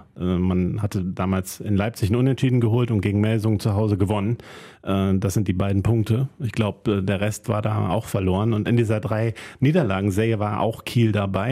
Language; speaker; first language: German; native; German